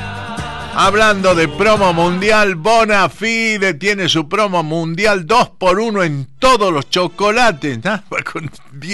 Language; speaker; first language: Spanish; native; Spanish